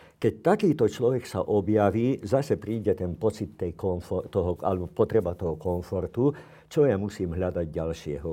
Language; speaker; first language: Slovak; non-native, local second language; Hungarian